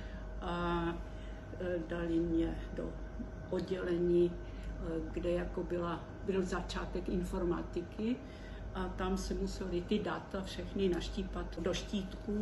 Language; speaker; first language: Czech; early bilingual, heritage; Czech